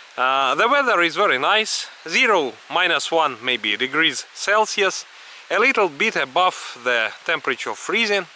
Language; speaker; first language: English; non-native, fluent; Russian